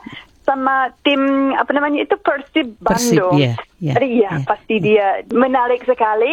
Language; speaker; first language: Indonesian; non-native, fluent; English